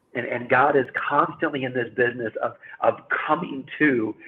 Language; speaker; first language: English; native; English